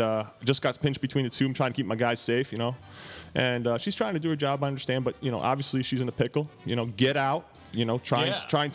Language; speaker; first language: English; native; English